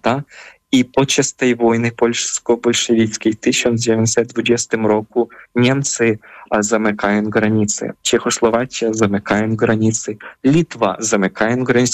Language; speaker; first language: Polish; non-native, fluent; Ukrainian